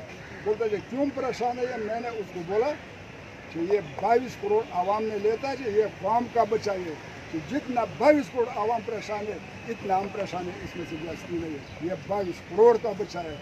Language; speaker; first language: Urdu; non-native, local second language; Pashto